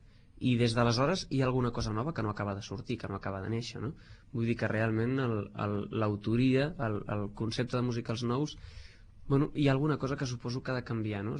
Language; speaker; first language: Catalan; native; Catalan